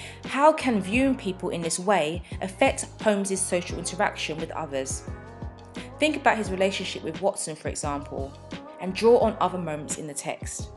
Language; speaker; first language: English; native; English